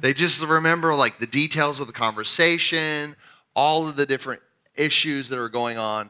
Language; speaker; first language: English; native; English